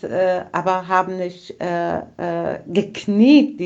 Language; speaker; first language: German; non-native, fluent; Persian